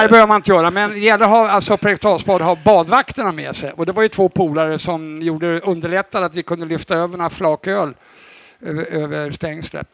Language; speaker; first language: Swedish; native; Swedish